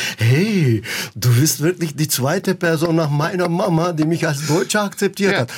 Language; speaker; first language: German; non-native, fluent; Turkish